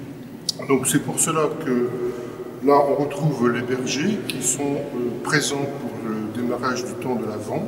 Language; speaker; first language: French; native; French